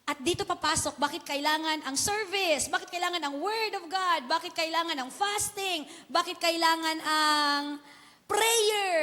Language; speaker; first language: Filipino; non-native, local second language; Chavacano